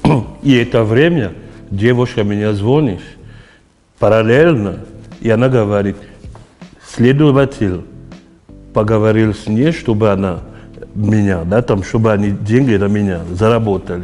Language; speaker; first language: Russian; non-native, fluent; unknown